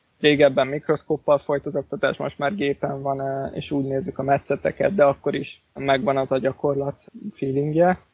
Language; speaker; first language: Hungarian; native; Hungarian